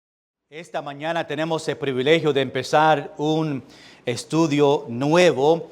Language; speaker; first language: Spanish; early bilingual, heritage; Spanish